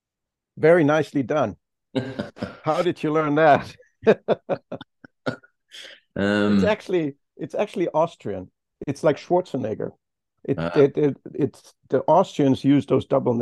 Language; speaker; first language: English; non-native, fluent; German